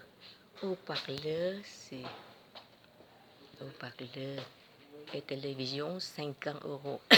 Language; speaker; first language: French; non-native, learner; Vietnamese